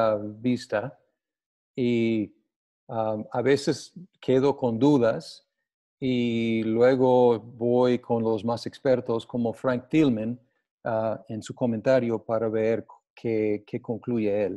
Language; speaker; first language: Spanish; non-native, fluent; English